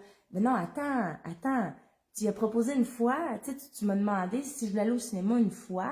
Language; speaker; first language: French; native; French